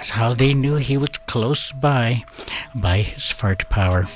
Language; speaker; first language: English; native; English